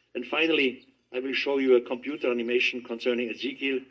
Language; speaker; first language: English; non-native, fluent; German